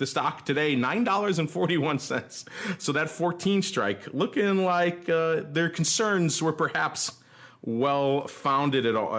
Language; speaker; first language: English; native; English